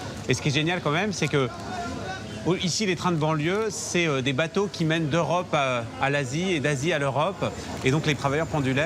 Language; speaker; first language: French; native; French